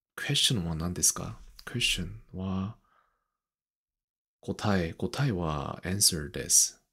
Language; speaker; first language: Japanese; non-native, learner; Korean